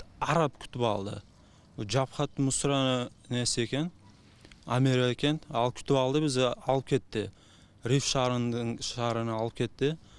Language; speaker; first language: Kyrgyz; non-native, local second language; Uzbek